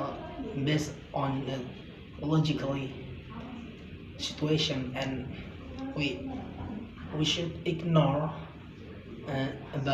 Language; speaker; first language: English; non-native, learner; Indonesian